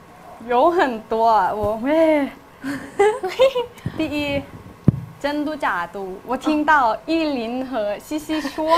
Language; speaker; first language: Chinese; non-native, learner; Thai